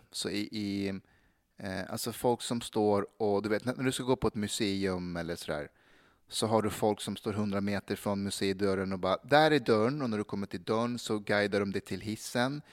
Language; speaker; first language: Swedish; early bilingual, other home language; Persian